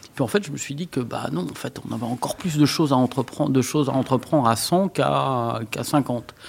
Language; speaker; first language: French; native; French